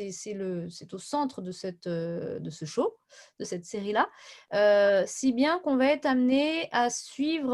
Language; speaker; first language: French; native; French